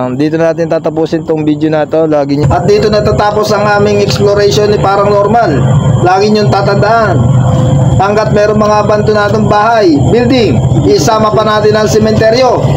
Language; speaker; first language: Filipino; native; Filipino